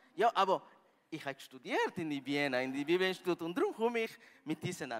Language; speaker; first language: German; non-native, learner; Spanish